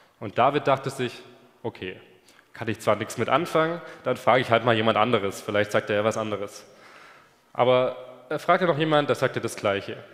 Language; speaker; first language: German; native; German